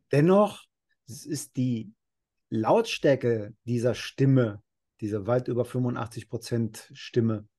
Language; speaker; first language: German; non-native, fluent; Spanish